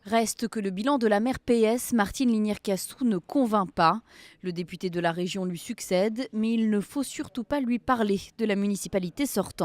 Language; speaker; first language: French; native; French